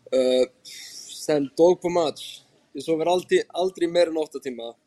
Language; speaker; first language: Swedish; non-native, fluent; Icelandic